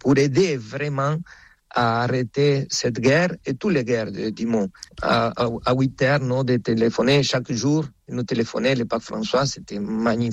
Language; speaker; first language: French; non-native, fluent; Spanish